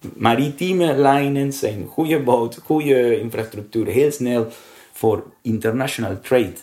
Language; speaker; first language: Dutch; non-native, learner; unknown